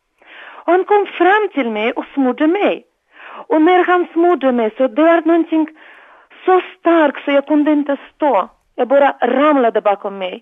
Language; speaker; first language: Swedish; non-native, learner; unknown